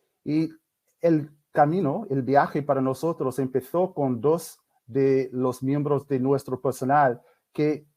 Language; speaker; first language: Spanish; non-native, fluent; English